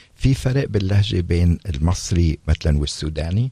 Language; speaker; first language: Arabic; native; Arabic